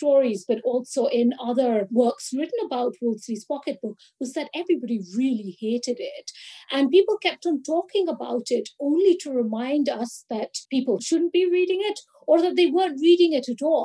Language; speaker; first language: English; non-native, local second language; Bangla